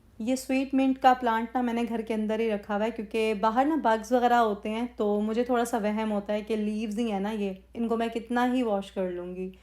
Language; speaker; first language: Urdu; native; Urdu